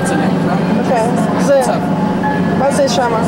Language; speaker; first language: Hebrew; non-native, fluent; English